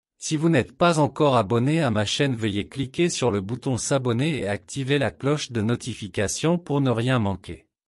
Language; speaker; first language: French; non-native, local second language; Wolof